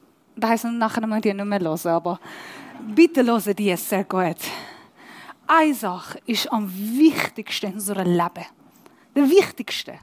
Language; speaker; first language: German; non-native, learner; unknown